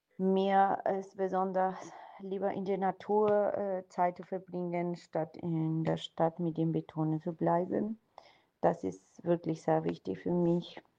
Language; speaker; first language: German; non-native, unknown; Spanish